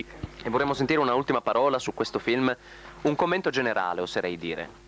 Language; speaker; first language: Italian; native; Italian